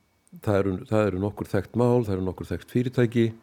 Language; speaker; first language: Icelandic; native; Icelandic